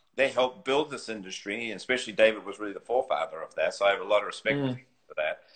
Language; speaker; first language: English; native; English